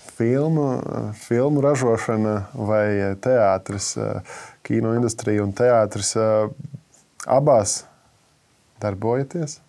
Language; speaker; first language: Latvian; native; Latvian